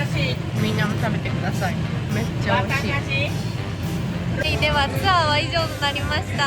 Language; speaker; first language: Japanese; native; Japanese